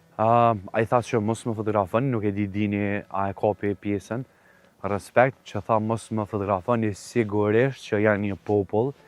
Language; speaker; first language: Albanian; native; Albanian